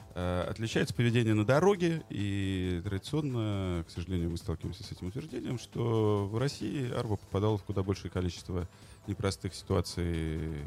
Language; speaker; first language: Russian; native; Russian